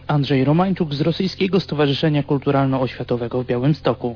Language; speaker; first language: Polish; native; Polish